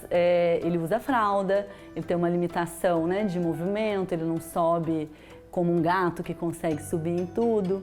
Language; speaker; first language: Portuguese; native; Portuguese